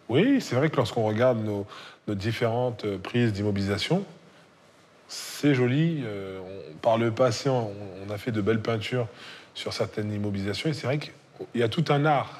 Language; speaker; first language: French; native; French